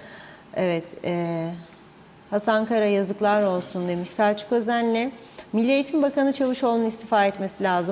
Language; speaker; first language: Turkish; native; Turkish